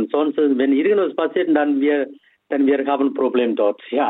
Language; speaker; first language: German; non-native, fluent; Tamil